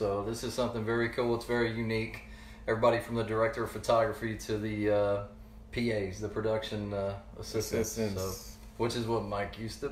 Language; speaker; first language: English; native; English